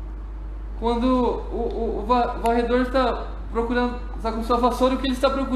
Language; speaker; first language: Portuguese; native; Portuguese